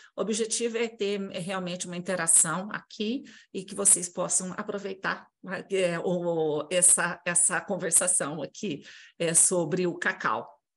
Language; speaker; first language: Portuguese; native; Portuguese